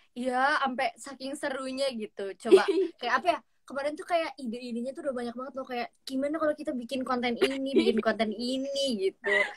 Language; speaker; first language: Indonesian; native; Indonesian